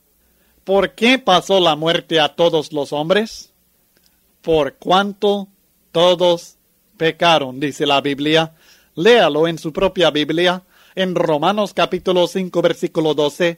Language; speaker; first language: Spanish; native; Spanish